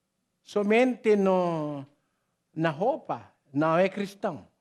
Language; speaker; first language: Portuguese; non-native, learner; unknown